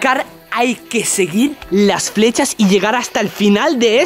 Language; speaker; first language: Spanish; native; Spanish